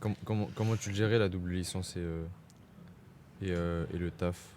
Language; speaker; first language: French; native; French